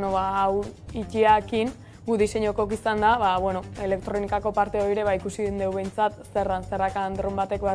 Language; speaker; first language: Basque; native; Basque